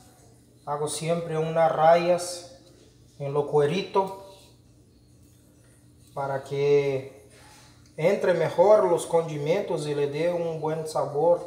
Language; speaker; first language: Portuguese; non-native, learner; Spanish